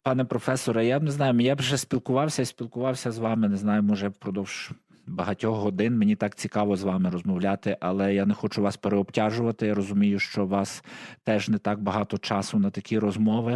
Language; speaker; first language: Ukrainian; native; Ukrainian